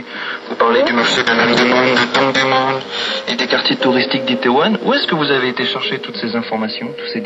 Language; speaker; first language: French; native; French